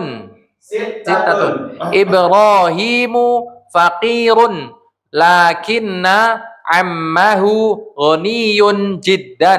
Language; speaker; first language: Arabic; non-native, learner; Indonesian